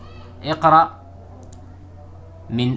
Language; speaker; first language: Arabic; non-native, fluent; Urdu